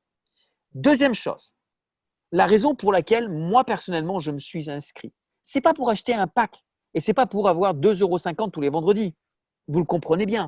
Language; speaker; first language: French; native; French